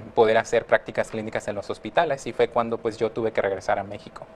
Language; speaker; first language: Spanish; early bilingual, heritage; Spanish